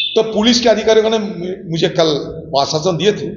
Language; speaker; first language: Hindi; non-native, local second language; Bangla